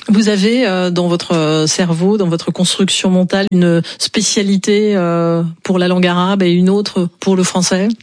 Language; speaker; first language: French; native; French